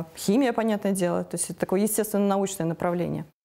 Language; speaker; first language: Russian; native; Russian